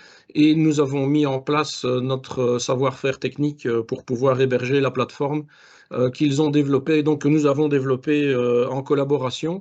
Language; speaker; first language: French; native; French